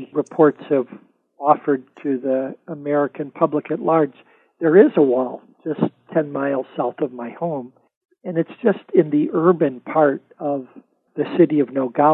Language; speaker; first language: English; native; English